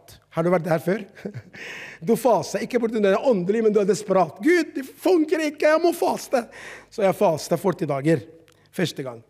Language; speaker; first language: Norwegian; non-native, fluent; Arabic